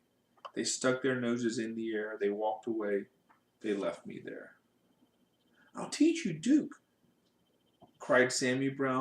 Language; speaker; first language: English; native; English